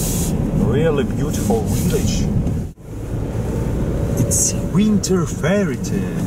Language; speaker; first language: English; non-native, learner; Russian